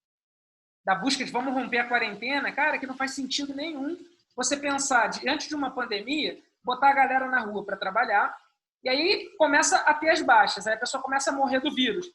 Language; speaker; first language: Portuguese; native; Portuguese